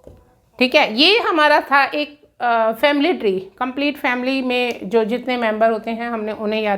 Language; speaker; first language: Hindi; native; Hindi